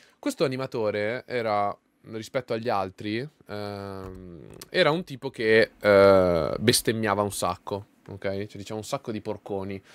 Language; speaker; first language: Italian; native; Italian